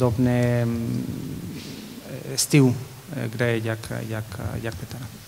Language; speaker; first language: Polish; non-native, fluent; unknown